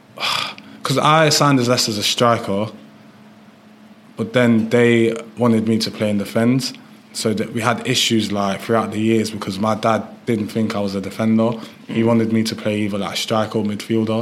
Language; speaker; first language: English; early bilingual, other home language; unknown